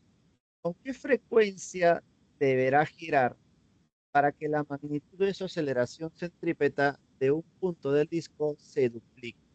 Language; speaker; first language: Spanish; native; Spanish